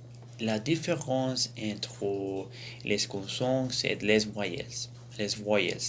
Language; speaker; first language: French; non-native, learner; Spanish